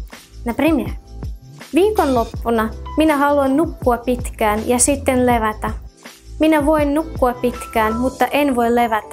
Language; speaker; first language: Finnish; non-native, fluent; Russian